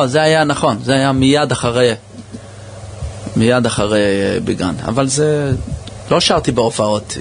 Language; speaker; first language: Hebrew; early bilingual, heritage; English